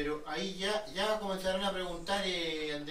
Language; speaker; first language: Spanish; native; Spanish